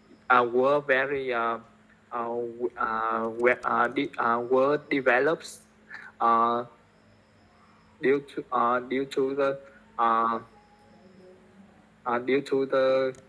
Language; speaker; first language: English; non-native, learner; Vietnamese